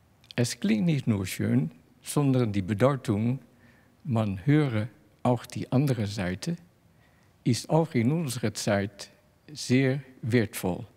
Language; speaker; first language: German; non-native, fluent; Dutch